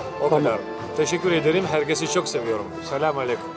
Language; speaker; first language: Turkish; non-native, learner; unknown